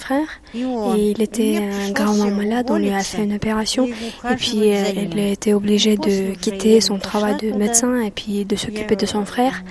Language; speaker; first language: French; non-native, fluent; Russian